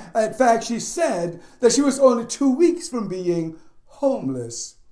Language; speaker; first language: English; native; English